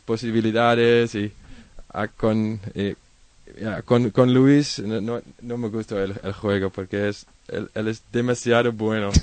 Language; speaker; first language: Spanish; non-native, learner; Dutch